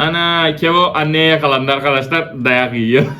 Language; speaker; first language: Turkish; native; Turkish